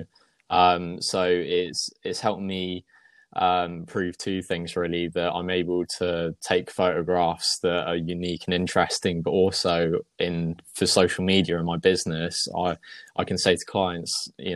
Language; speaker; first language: English; native; English